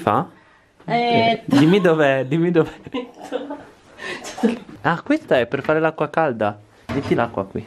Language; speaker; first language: Italian; native; Italian